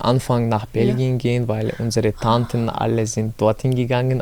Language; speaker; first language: German; non-native, learner; Chechen